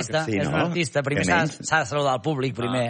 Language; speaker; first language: Catalan; native; Catalan